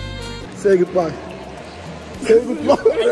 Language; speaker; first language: English; non-native, learner; Turkish